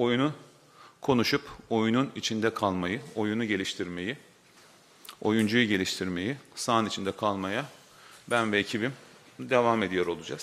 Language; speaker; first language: Turkish; native; Turkish